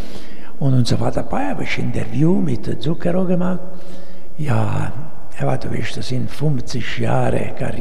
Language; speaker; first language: German; non-native, fluent; Italian